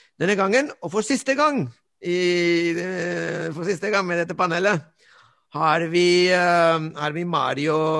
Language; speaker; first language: Norwegian; non-native, fluent; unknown